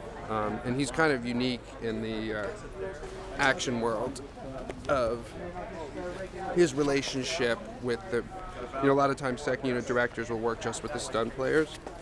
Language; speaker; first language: English; native; English